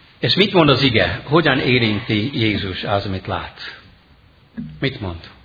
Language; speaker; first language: Hungarian; non-native, fluent; English